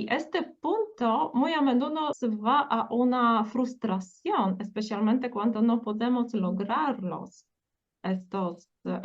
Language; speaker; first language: Spanish; non-native, fluent; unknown